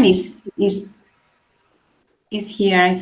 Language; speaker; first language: English; non-native, fluent; Spanish